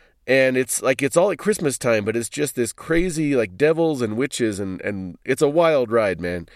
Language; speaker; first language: English; native; English